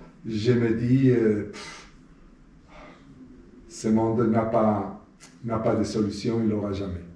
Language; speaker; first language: French; non-native, fluent; Spanish